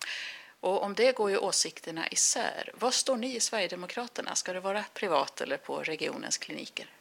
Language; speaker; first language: Swedish; native; Swedish